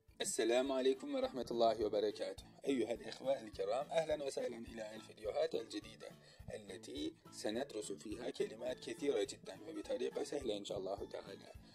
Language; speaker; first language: Arabic; non-native, fluent; Turkish